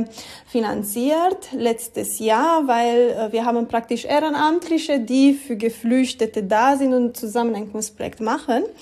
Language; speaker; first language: German; non-native, learner; Romanian